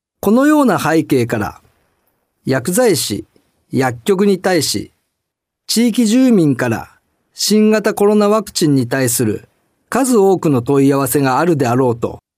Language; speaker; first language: Japanese; native; Japanese